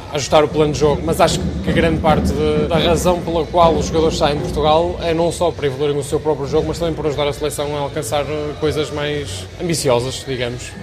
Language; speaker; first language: Portuguese; native; Portuguese